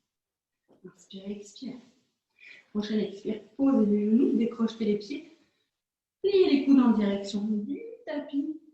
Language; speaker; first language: French; native; French